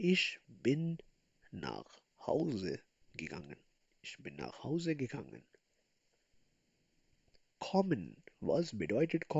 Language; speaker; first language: German; non-native, fluent; Urdu